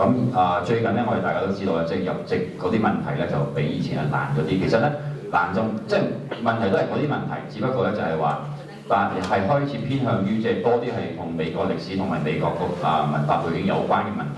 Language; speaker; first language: Cantonese; native; Cantonese